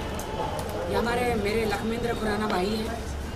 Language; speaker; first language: Hindi; native; Hindi